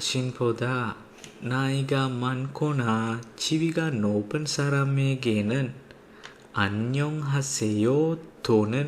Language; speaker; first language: Korean; non-native, learner; Sinhala